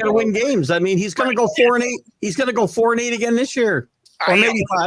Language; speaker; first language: English; native; English